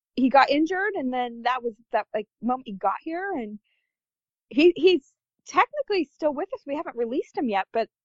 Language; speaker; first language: English; native; English